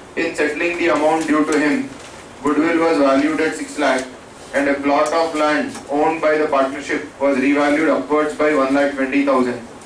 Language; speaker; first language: English; non-native, local second language; Telugu